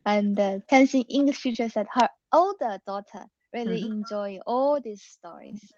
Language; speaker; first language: English; non-native, learner; Chinese